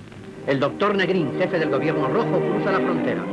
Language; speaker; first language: Spanish; native; Spanish